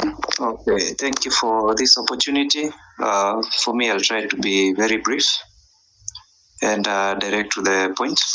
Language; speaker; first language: English; non-native, local second language; Swahili